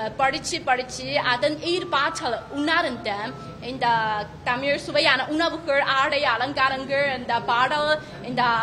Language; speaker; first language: Tamil; non-native, fluent; Chinese